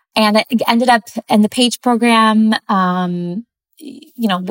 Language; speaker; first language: English; early bilingual, other home language; Spanish